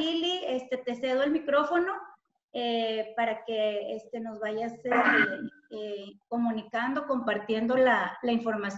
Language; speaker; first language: Spanish; native; Spanish